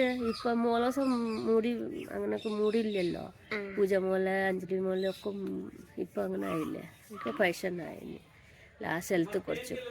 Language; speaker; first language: Malayalam; non-native, learner; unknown